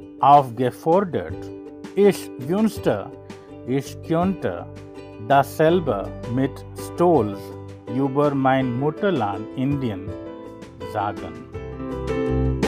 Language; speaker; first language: German; non-native, learner; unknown